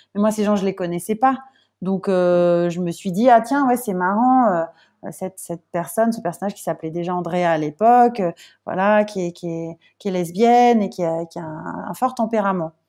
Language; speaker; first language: French; native; French